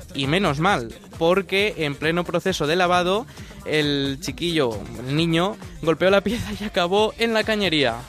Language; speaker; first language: Spanish; native; Spanish